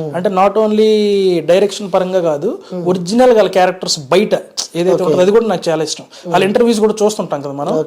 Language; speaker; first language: Telugu; native; Telugu